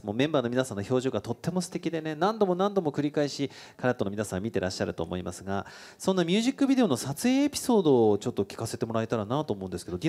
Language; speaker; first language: Japanese; native; Japanese